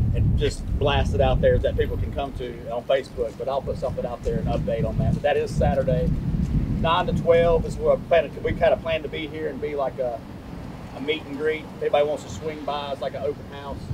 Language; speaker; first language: English; native; English